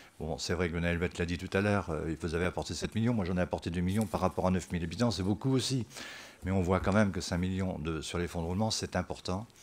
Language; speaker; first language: French; native; French